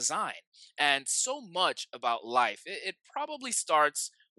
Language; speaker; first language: English; non-native, local second language; Yoruba